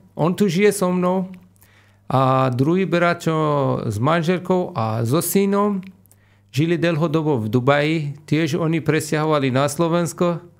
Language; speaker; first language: Slovak; non-native, fluent; Persian